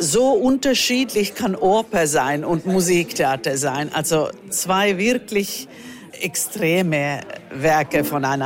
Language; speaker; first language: German; non-native, fluent; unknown